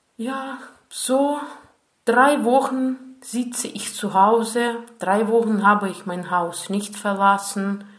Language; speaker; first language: German; non-native, fluent; Russian